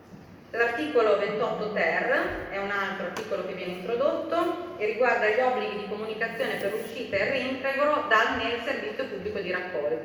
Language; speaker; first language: Italian; native; Italian